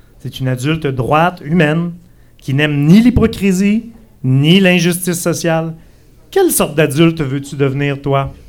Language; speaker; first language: French; native; French